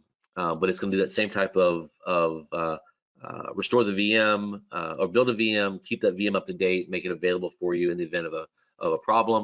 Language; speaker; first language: English; native; English